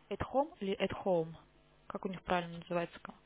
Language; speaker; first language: Russian; native; Russian